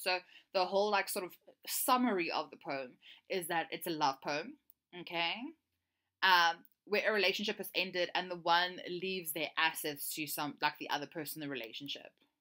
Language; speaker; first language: English; native; English